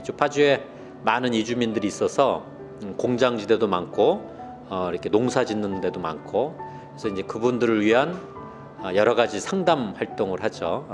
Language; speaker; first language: Korean; native; Korean